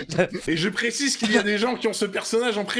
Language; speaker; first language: French; native; French